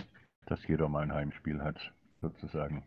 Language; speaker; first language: German; native; German